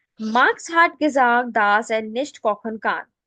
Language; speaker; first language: German; non-native, fluent; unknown